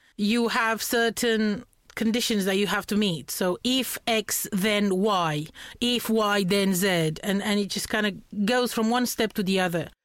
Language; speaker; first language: English; non-native, fluent; Romanian